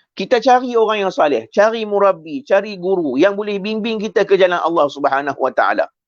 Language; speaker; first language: Malay; native; Malay